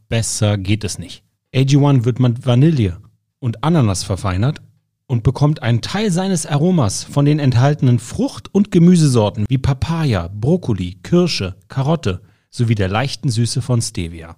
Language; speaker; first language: German; native; German